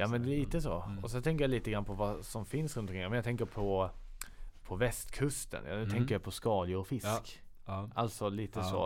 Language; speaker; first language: Swedish; native; Swedish